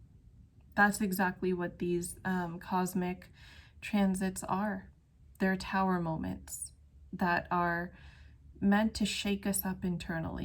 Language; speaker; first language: English; native; English